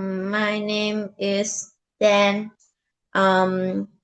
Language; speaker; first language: English; non-native, learner; Vietnamese